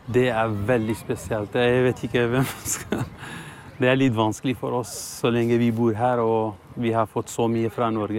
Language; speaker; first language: Norwegian; non-native, fluent; Arabic